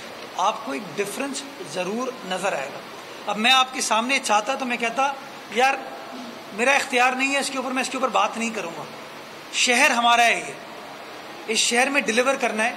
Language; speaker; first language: Urdu; native; Urdu